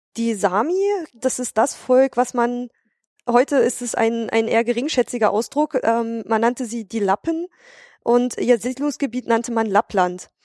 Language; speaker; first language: German; native; German